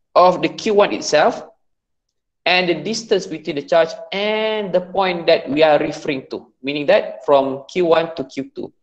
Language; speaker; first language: English; non-native, local second language; Malay